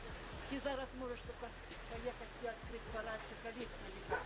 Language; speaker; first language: Russian; native; Russian